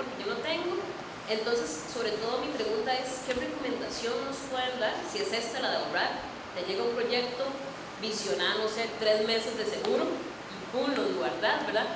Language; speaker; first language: Spanish; native; Spanish